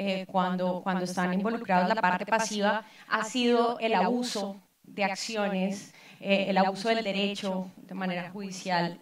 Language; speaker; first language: Spanish; native; Spanish